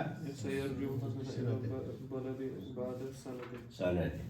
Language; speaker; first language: Arabic; non-native, learner; Urdu